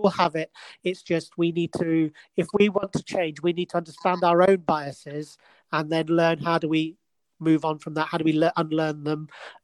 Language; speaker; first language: English; native; English